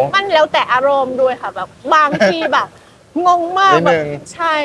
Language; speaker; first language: Thai; non-native, fluent; Vietnamese